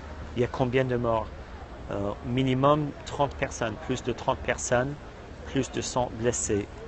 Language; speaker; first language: French; non-native, fluent; English